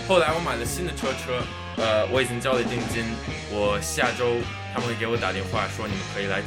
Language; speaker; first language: Chinese; non-native, local second language; English